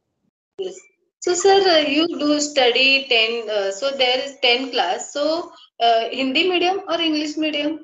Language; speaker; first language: English; non-native, learner; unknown